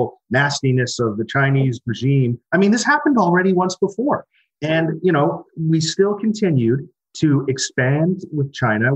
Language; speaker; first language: English; native; English